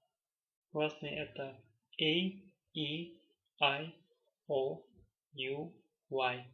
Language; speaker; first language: Russian; non-native, local second language; Tajik